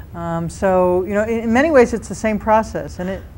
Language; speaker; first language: English; native; English